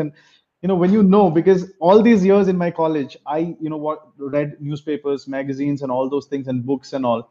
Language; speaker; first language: English; non-native, local second language; Bangla